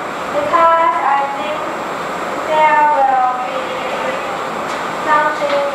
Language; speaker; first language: English; non-native, learner; Chinese